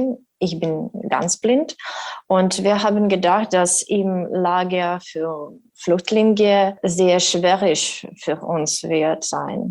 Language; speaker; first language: German; non-native, learner; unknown